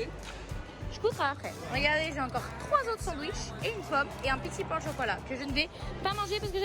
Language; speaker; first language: French; native; French